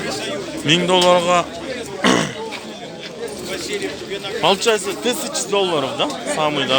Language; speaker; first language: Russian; non-native, local second language; Kyrgyz